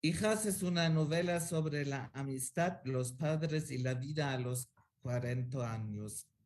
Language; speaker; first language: Spanish; non-native, fluent; German